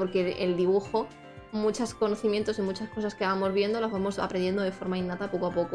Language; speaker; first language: Spanish; native; Spanish